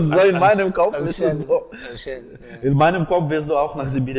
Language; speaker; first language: German; non-native, fluent; Russian